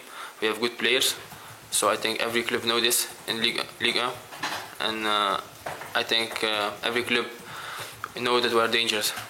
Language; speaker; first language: English; non-native, fluent; Dutch